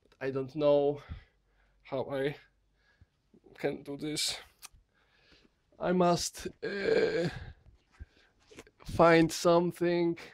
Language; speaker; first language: English; non-native, learner; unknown